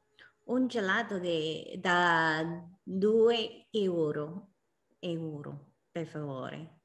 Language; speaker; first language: Italian; non-native, learner; English